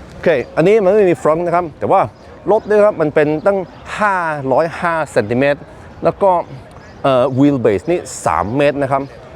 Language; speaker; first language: Thai; non-native, fluent; Norwegian